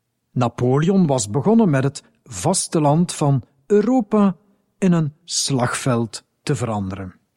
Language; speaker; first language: Dutch; native; Dutch